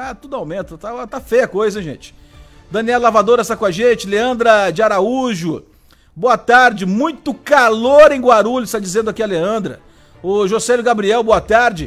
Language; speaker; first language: Portuguese; native; Portuguese